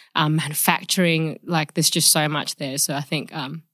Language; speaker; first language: English; early bilingual, other home language; Indonesian